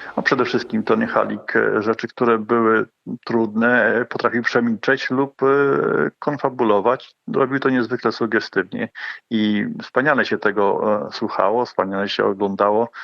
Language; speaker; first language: Polish; native; Polish